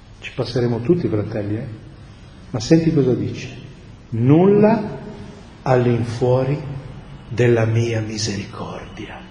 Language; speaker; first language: Italian; native; Italian